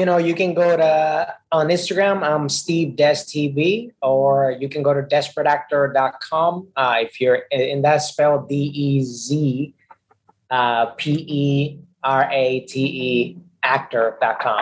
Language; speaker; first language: English; non-native, fluent; Spanish